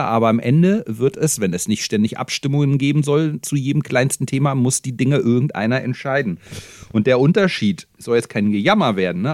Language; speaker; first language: German; native; German